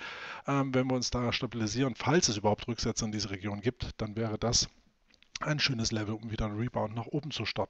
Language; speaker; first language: German; native; German